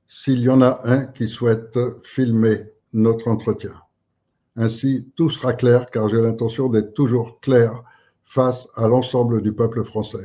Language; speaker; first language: French; native; French